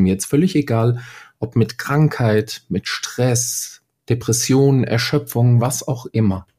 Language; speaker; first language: German; native; German